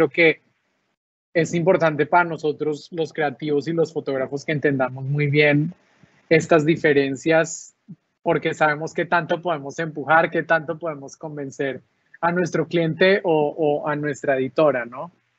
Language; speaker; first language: Spanish; native; Spanish